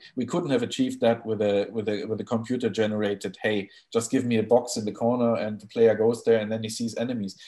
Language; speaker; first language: English; non-native, fluent; German